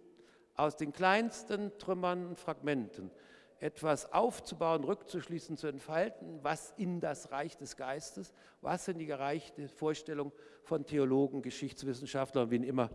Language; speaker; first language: German; native; German